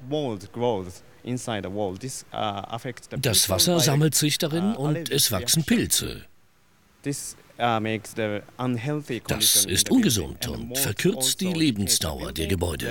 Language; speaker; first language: German; non-native, fluent; Japanese